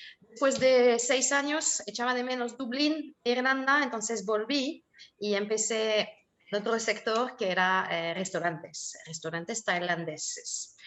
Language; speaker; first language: Spanish; non-native, fluent; French